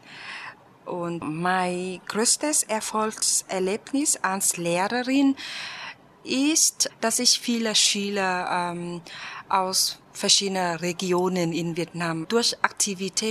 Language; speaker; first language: German; non-native, fluent; Vietnamese